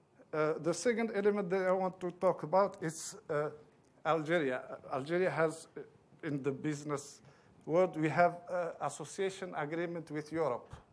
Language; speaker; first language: English; non-native, fluent; Arabic